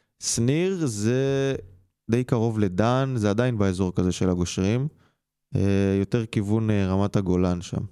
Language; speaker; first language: Hebrew; early bilingual, other home language; English